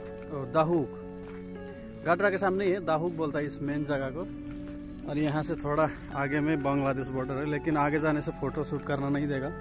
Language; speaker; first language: Hindi; non-native, local second language; Nepali